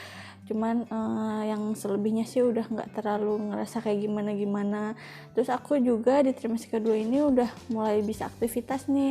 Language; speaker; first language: Indonesian; native; Indonesian